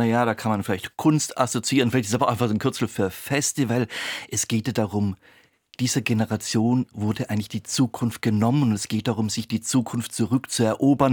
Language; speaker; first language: German; native; German